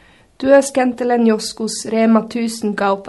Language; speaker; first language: Finnish; non-native, learner; Norwegian